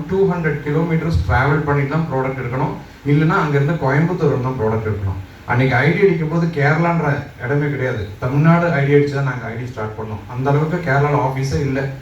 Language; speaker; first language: Tamil; non-native, local second language; Malayalam